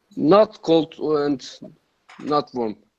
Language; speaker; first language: English; non-native, learner; Turkish